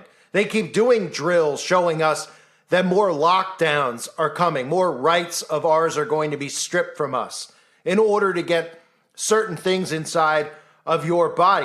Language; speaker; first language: English; native; English